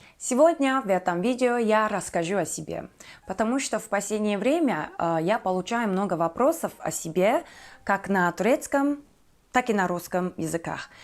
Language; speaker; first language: Russian; non-native, fluent; Turkish